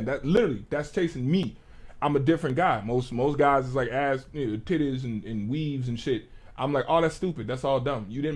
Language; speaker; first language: English; native; English